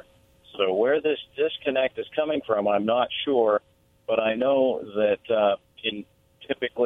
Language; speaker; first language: English; native; English